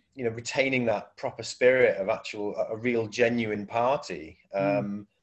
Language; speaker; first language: English; native; English